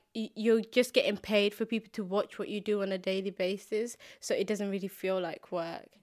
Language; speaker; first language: English; early bilingual, other home language; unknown